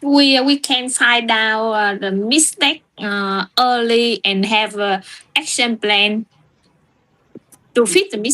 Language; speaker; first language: English; non-native, learner; Vietnamese